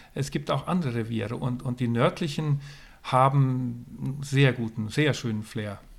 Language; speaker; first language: German; non-native, fluent; Swedish